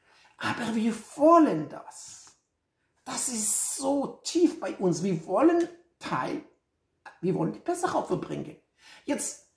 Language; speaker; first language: German; non-native, fluent; Hebrew